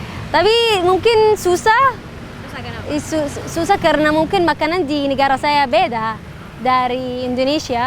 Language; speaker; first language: Indonesian; non-native, learner; Arabic